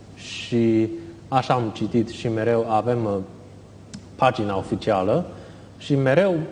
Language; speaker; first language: Romanian; non-native, fluent; Chinese